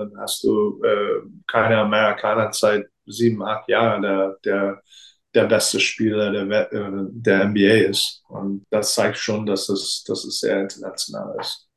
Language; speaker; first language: German; non-native, fluent; English